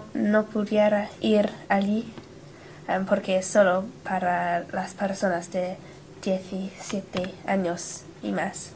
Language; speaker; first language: Spanish; non-native, learner; English